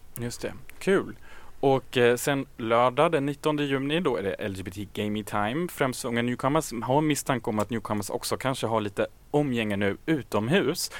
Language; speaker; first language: Swedish; native; Swedish